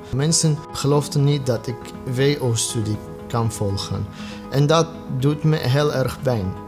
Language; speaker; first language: Dutch; non-native, learner; Arabic